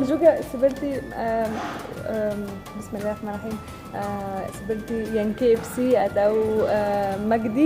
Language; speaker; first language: Indonesian; non-native, fluent; Arabic